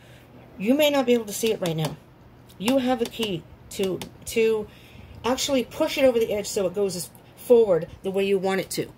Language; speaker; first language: English; native; English